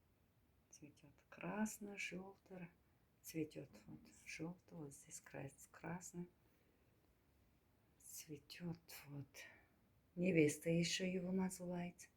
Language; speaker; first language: Russian; non-native, learner; Turkmen